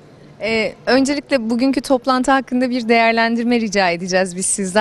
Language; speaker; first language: Turkish; native; Turkish